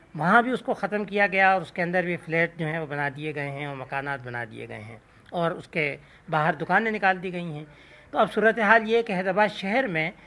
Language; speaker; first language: Urdu; non-native, local second language; Sindhi